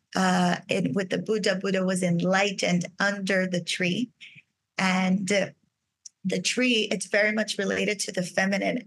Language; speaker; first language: English; non-native, fluent; Portuguese